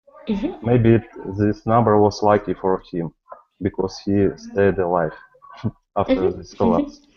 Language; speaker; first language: English; non-native, learner; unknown